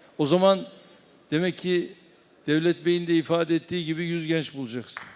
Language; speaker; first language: Turkish; native; Turkish